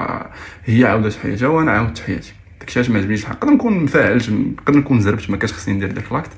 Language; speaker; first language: Arabic; native; Arabic